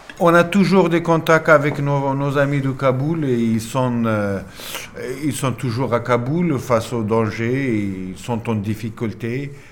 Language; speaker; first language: French; non-native, fluent; Pashto